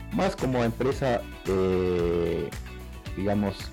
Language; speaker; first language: Portuguese; non-native, learner; Spanish